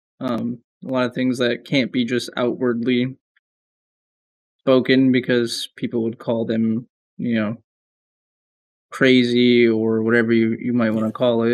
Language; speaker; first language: English; native; English